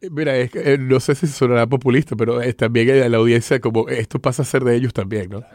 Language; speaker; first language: Spanish; native; Spanish